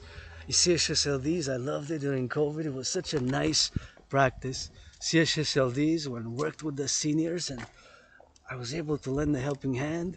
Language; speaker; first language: English; non-native, local second language; French